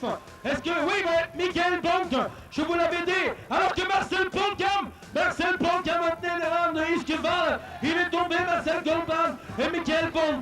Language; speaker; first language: French; native; French